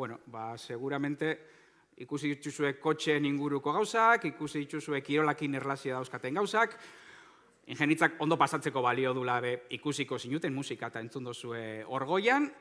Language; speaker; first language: Basque; native; Basque